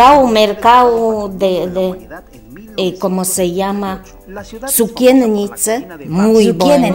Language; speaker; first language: Spanish; non-native, learner; Polish